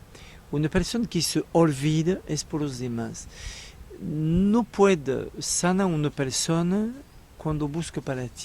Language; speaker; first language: Spanish; non-native, learner; French